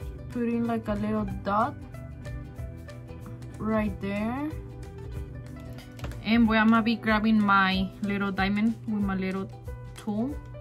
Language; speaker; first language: English; early bilingual, other home language; Spanish